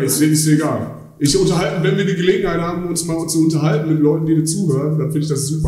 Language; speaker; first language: German; native; German